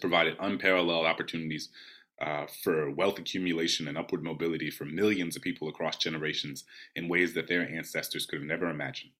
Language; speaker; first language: English; native; English